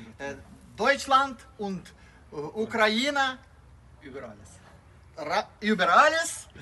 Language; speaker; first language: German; non-native, learner; Ukrainian